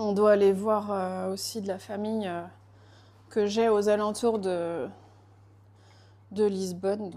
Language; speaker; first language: French; native; French